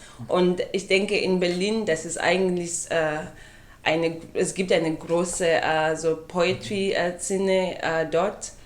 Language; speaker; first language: German; non-native, fluent; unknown